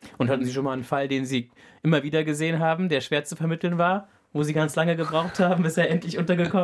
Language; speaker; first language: German; native; German